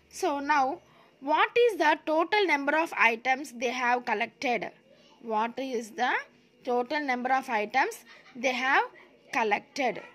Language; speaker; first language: English; non-native, local second language; Telugu